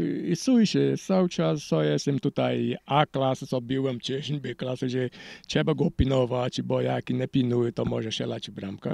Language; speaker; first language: Polish; non-native, learner; Portuguese